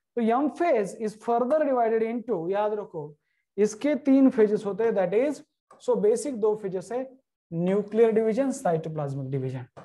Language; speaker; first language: Hindi; non-native, local second language; Marathi